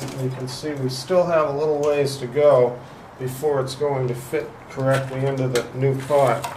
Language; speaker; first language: English; native; English